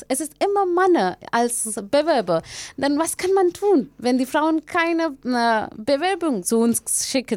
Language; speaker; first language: German; non-native, learner; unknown